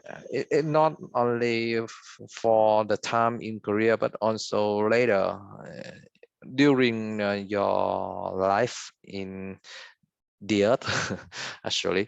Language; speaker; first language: English; non-native, fluent; Vietnamese